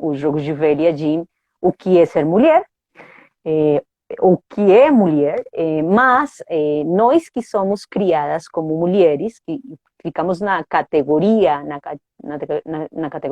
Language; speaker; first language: Portuguese; non-native, fluent; Spanish